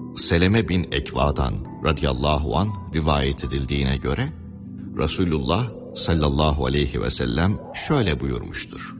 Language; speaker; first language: Turkish; native; Turkish